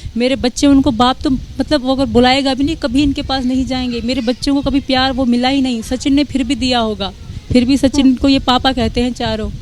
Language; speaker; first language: Hindi; non-native, local second language; Sindhi